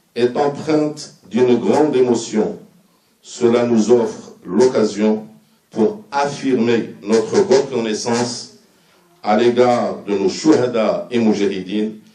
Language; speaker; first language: French; non-native, local second language; Arabic